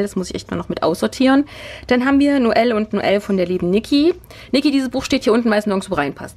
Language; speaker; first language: German; native; German